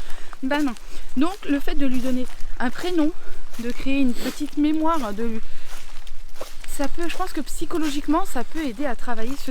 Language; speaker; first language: French; native; French